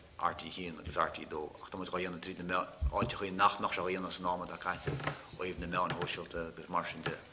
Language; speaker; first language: Irish; native; Irish